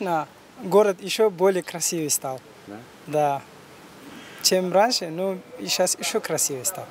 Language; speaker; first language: Russian; non-native, learner; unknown